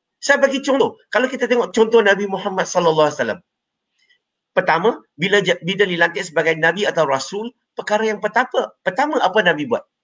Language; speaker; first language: Malay; non-native, local second language; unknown